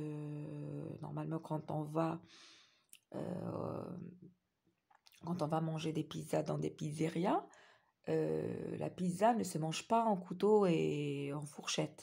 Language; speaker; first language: French; non-native, local second language; Arabic